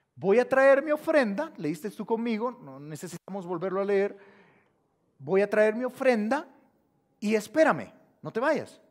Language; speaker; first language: Spanish; native; Spanish